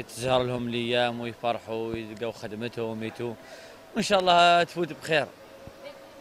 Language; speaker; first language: Arabic; native; Arabic